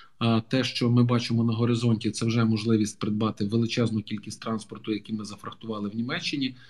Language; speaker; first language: Ukrainian; non-native, local second language; Russian